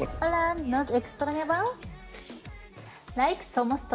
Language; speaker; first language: Spanish; non-native, learner; Japanese